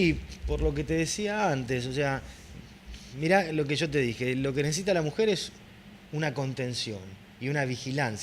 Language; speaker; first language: Spanish; native; Spanish